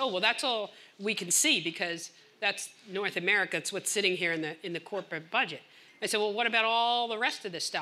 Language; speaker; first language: English; native; English